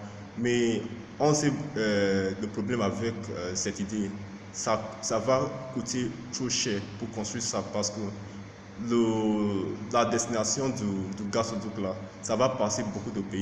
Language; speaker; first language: French; non-native, fluent; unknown